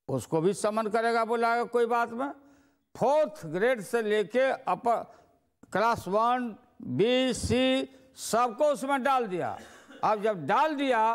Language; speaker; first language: Hindi; native; Hindi